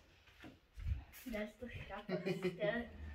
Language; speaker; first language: Dutch; non-native, learner; German